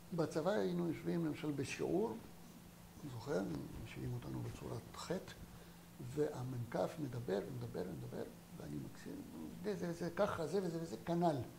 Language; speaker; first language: Hebrew; non-native, fluent; French